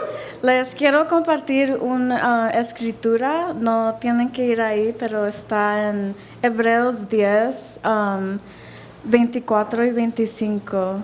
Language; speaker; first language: Spanish; early bilingual, heritage; Spanish